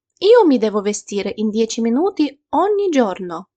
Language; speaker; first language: Italian; non-native, fluent; Ukrainian